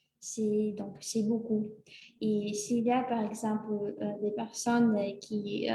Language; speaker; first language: French; non-native, fluent; Russian